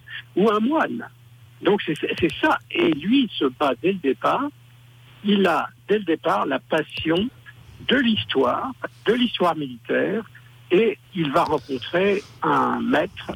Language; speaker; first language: French; native; French